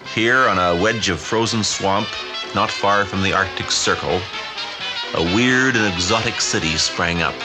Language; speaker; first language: English; native; English